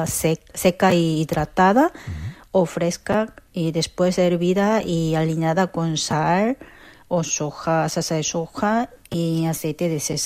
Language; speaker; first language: Spanish; non-native, fluent; Korean